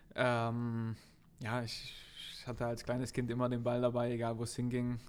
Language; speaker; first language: German; native; German